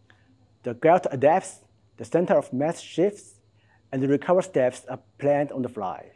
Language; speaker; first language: English; non-native, fluent; Chinese